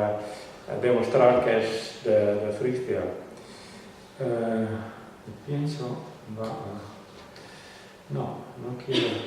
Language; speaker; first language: Spanish; non-native, fluent; Western Frisian